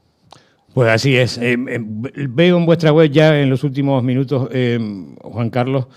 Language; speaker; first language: Spanish; native; Spanish